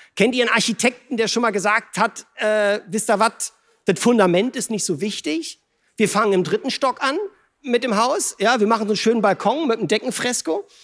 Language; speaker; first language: German; native; German